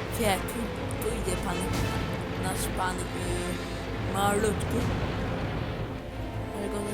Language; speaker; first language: Polish; native; Polish